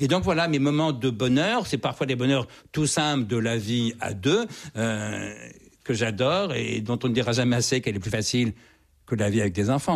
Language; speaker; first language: French; native; French